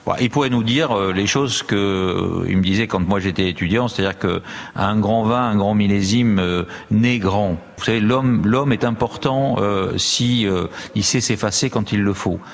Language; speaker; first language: French; native; French